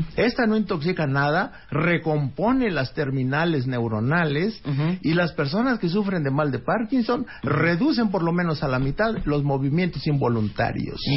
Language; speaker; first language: Spanish; native; Spanish